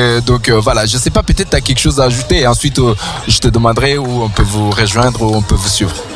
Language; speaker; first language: French; native; French